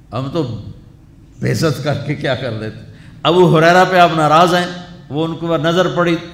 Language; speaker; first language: Urdu; non-native, local second language; Punjabi